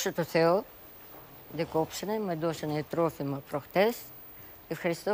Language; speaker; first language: Greek; non-native, learner; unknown